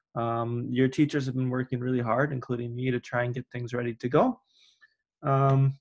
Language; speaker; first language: English; native; English